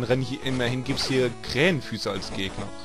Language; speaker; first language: German; native; German